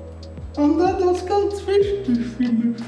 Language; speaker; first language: German; non-native, local second language; Luxembourgish